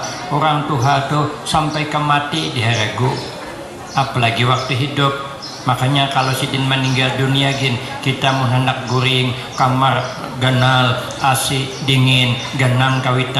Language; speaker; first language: Indonesian; non-native, local second language; Banjar